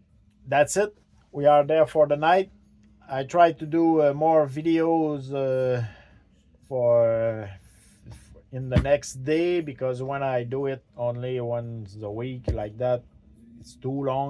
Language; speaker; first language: English; non-native, learner; French